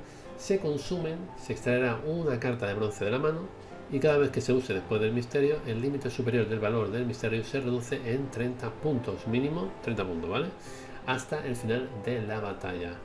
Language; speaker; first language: Spanish; native; Spanish